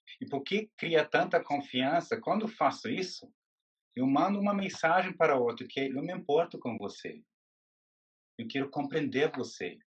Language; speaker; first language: Portuguese; non-native, fluent; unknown